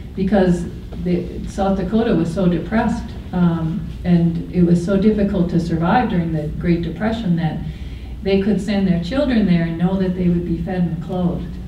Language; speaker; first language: English; native; English